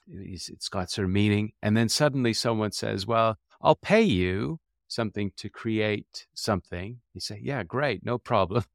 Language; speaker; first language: English; native; English